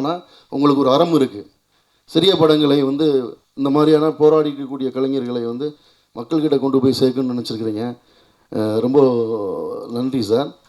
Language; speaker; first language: Tamil; native; Tamil